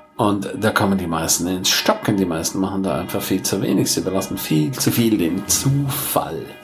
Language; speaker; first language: German; non-native, local second language; Romansh